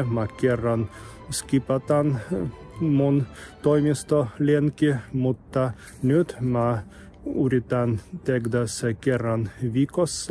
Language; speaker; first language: Finnish; non-native, fluent; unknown